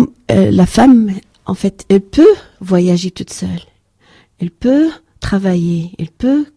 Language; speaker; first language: French; non-native, learner; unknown